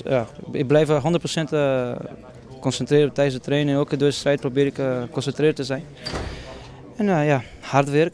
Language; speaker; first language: Dutch; non-native, fluent; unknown